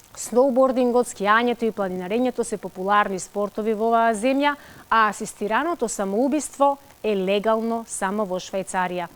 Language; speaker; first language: Macedonian; native; Macedonian